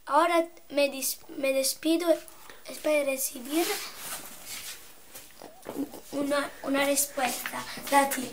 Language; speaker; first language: Spanish; non-native, learner; Italian